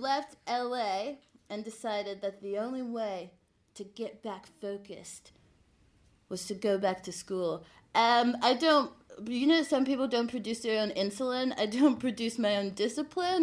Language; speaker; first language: English; native; English